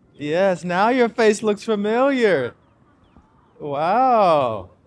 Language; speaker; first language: English; native; English